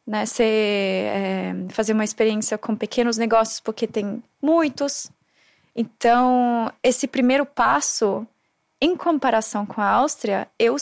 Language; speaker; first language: Portuguese; non-native, fluent; German